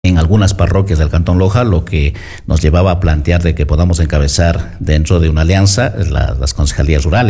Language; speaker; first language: Spanish; native; Spanish